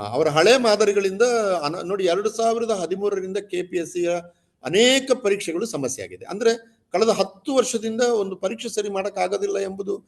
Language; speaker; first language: Kannada; native; Kannada